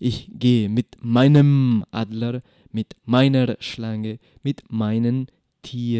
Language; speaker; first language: German; non-native, fluent; Spanish